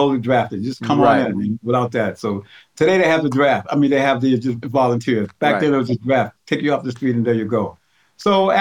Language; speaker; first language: English; native; English